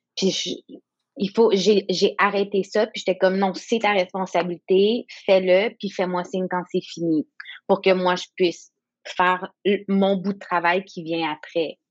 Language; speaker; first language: French; non-native, local second language; English